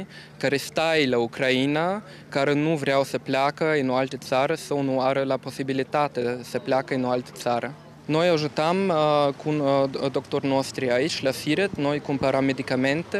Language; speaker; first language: Romanian; non-native, learner; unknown